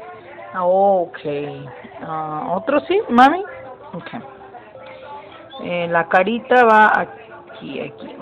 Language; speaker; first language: Spanish; early bilingual, heritage; Spanish